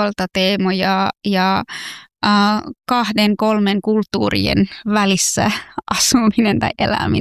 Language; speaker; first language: Finnish; non-native, fluent; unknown